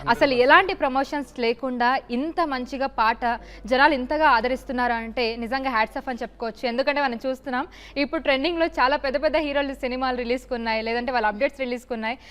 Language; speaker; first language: Telugu; native; Telugu